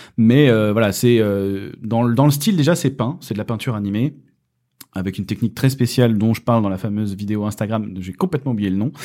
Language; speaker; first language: French; native; French